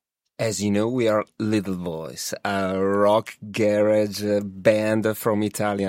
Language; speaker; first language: English; non-native, fluent; Italian